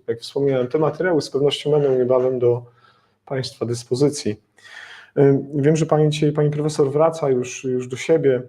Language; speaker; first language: Polish; native; Polish